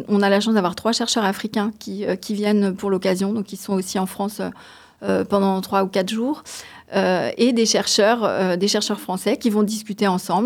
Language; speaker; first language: French; native; French